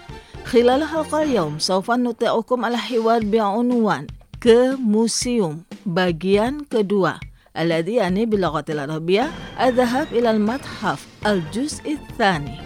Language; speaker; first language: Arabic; non-native, fluent; Indonesian